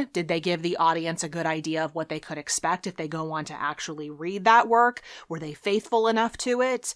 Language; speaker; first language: English; native; English